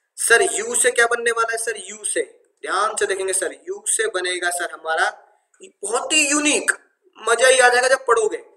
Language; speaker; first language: Hindi; native; Hindi